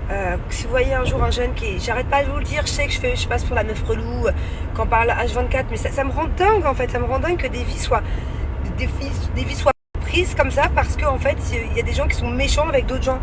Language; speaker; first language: French; native; French